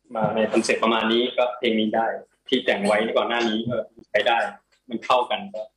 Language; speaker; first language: Thai; native; Thai